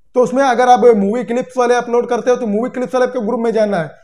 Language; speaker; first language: Hindi; native; Hindi